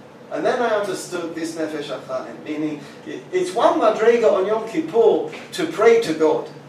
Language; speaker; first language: English; native; English